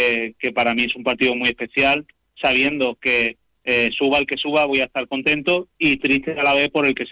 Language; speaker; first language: Spanish; native; Spanish